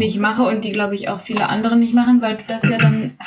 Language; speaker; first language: German; native; German